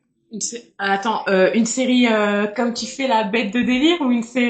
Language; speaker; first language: French; native; French